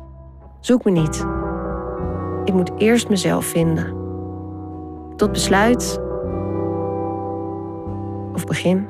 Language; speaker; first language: Dutch; native; Dutch